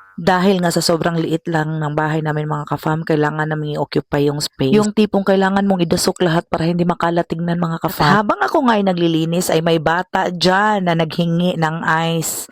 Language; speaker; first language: Filipino; non-native, local second language; Cebuano